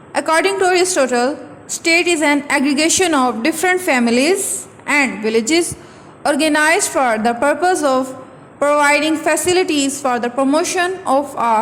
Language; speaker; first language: English; non-native, local second language; Urdu